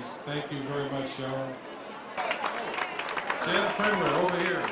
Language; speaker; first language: English; native; English